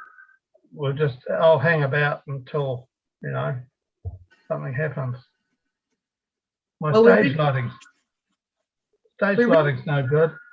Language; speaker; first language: English; native; English